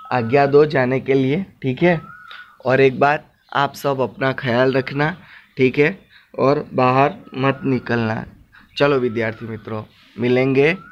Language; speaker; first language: Hindi; non-native, local second language; Gujarati